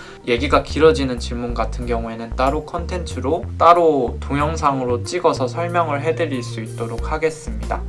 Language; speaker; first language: Korean; native; Korean